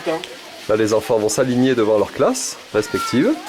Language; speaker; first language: French; native; French